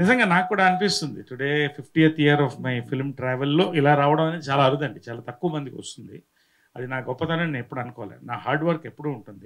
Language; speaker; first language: Telugu; native; Telugu